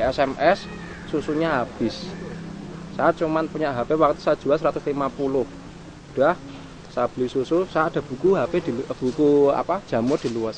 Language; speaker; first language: Indonesian; non-native, local second language; Javanese